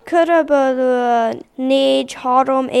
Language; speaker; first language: Hungarian; non-native, learner; English